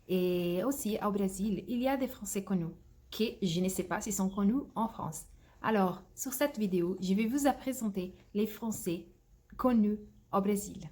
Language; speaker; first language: French; non-native, fluent; Portuguese